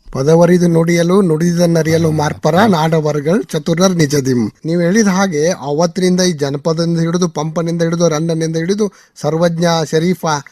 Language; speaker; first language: Kannada; native; Kannada